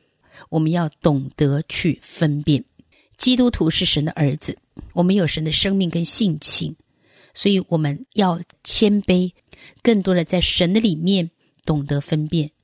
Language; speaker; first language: Chinese; native; Chinese